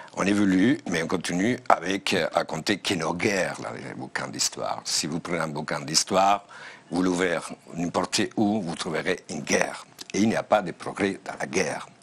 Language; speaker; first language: French; non-native, fluent; Spanish